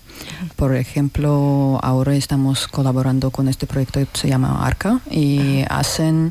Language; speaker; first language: Spanish; non-native, learner; Russian